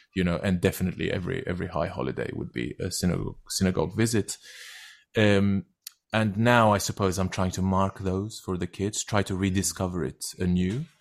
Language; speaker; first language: English; non-native, fluent; Turkish